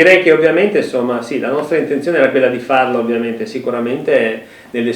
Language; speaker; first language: Italian; native; Italian